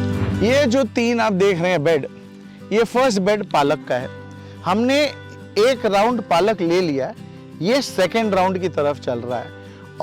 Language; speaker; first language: Hindi; non-native, local second language; Marathi